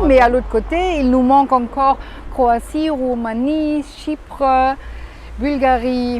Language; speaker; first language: French; non-native, fluent; German